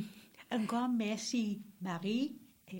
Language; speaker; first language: French; non-native, learner; English